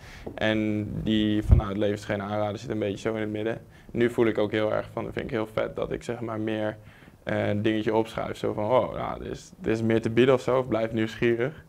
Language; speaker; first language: Dutch; native; Dutch